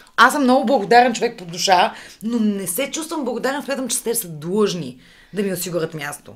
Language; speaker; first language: Bulgarian; native; Bulgarian